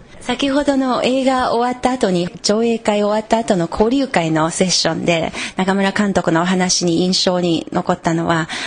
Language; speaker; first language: Japanese; non-native, fluent; Chinese